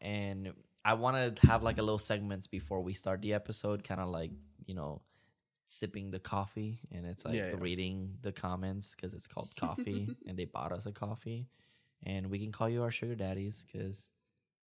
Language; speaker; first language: English; non-native, fluent; Spanish